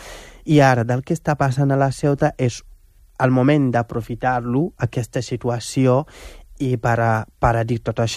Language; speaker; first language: Catalan; non-native, fluent; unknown